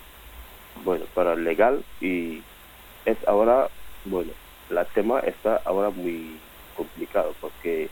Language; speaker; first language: Spanish; non-native, learner; Wolof